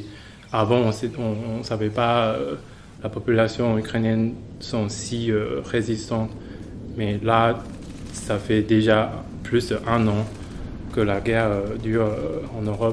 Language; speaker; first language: French; non-native, fluent; Chinese